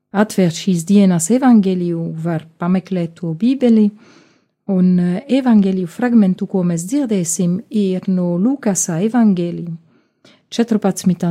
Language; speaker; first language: Latvian; non-native, fluent; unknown